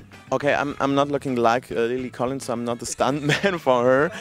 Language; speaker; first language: English; non-native, fluent; German